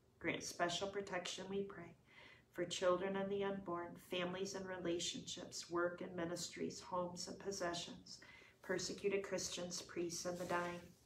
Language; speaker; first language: English; native; English